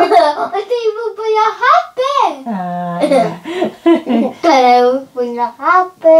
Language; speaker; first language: Indonesian; early bilingual, heritage; Indonesian